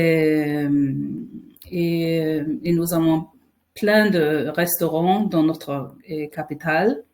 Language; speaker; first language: French; non-native, fluent; Faroese